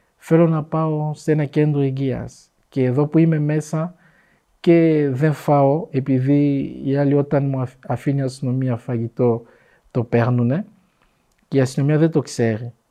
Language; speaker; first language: Greek; non-native, fluent; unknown